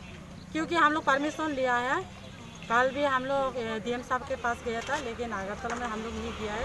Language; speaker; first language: Hindi; non-native, local second language; Kok Borok